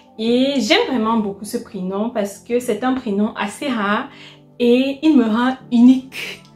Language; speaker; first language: French; native; French